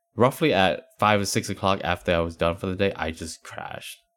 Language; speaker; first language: English; native; English